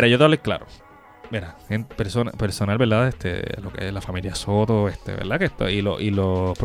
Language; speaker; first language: Spanish; native; Spanish